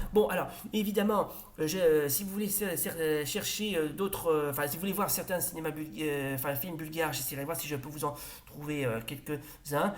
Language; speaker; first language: French; native; French